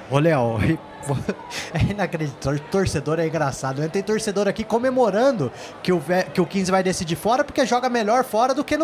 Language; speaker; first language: Portuguese; native; Portuguese